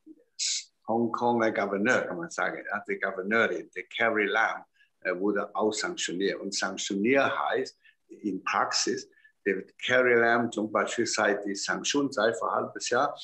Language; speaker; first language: German; non-native, fluent; Chinese